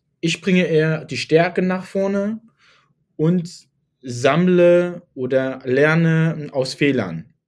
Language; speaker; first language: German; early bilingual, other home language; Kurdish